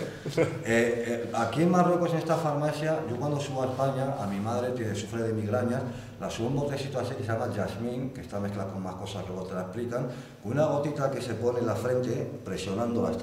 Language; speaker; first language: Spanish; non-native, fluent; Arabic